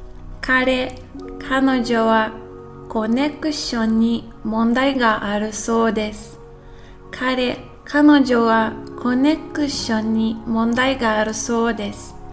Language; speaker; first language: Japanese; non-native, fluent; English